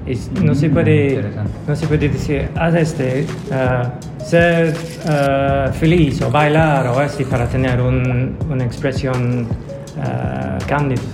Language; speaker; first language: Spanish; non-native, learner; English